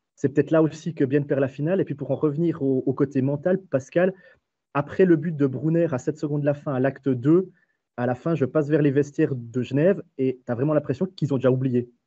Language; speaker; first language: French; native; French